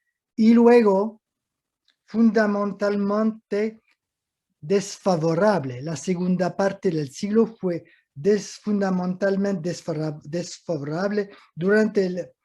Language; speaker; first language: Spanish; non-native, fluent; French